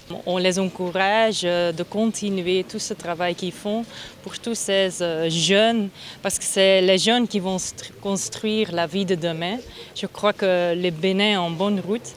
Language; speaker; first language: French; non-native, local second language; Dutch